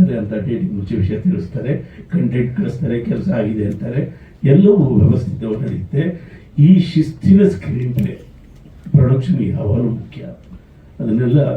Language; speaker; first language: Kannada; native; Kannada